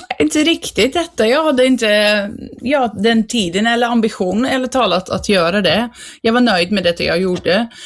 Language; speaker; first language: Swedish; non-native, fluent; Dutch